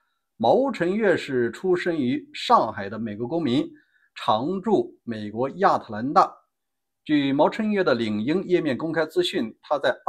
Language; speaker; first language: Chinese; native; Chinese